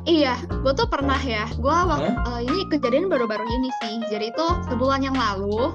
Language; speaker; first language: Indonesian; non-native, local second language; Chinese